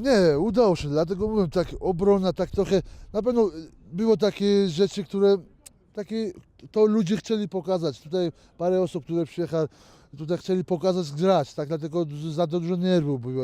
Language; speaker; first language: Polish; non-native, learner; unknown